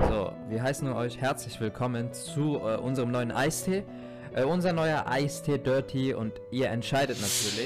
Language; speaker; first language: German; native; German